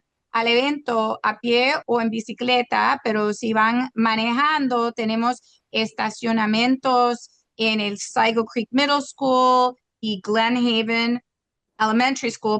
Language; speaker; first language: Spanish; non-native, local second language; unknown